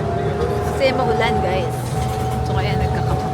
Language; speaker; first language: Filipino; native; Filipino